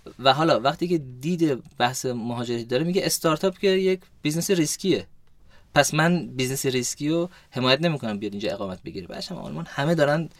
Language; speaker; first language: Persian; early bilingual, heritage; Persian